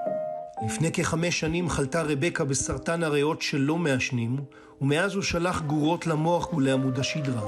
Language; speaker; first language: Hebrew; native; Hebrew